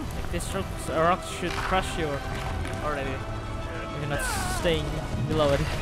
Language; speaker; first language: English; non-native, fluent; Vietnamese